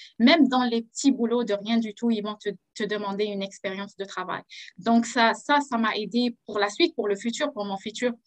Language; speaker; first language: French; non-native, local second language; Arabic